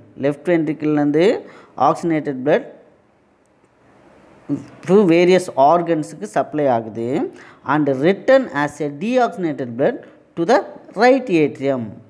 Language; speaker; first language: English; non-native, local second language; Tamil